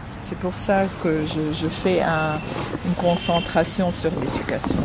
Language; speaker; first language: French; non-native, fluent; Arabic